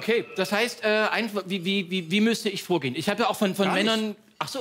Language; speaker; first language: German; native; German